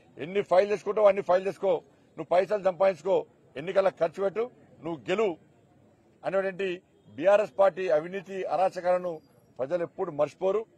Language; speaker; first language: Telugu; native; Telugu